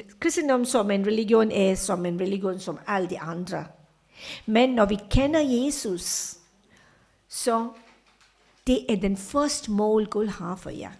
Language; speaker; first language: Danish; non-native, fluent; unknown